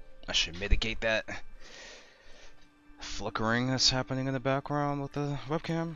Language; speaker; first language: English; native; English